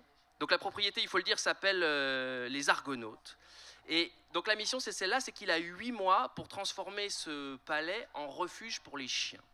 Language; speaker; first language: French; native; French